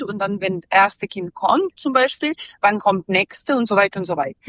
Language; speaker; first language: German; non-native, learner; Serbian